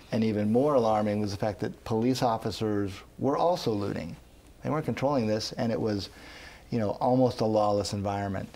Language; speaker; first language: English; native; English